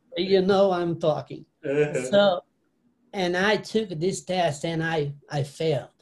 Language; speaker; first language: English; non-native, learner; Portuguese